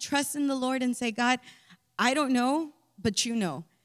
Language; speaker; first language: English; early bilingual, other home language; Spanish